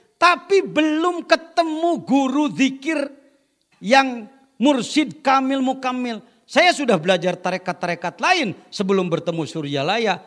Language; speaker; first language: Indonesian; non-native, local second language; Sundanese